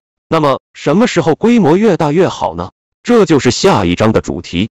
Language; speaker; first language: Chinese; native; Chinese